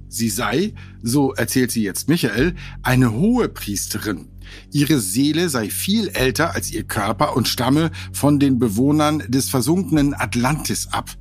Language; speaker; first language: German; native; German